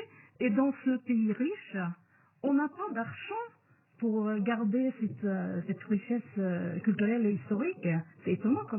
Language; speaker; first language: French; non-native, fluent; Norwegian